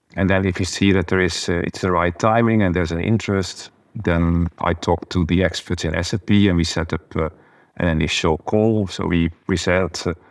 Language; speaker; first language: English; non-native, fluent; Dutch